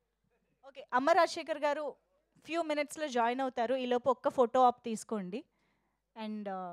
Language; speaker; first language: Telugu; native; Telugu